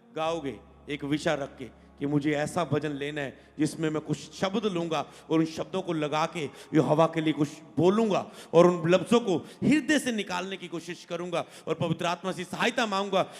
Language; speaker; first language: Hindi; non-native, local second language; Punjabi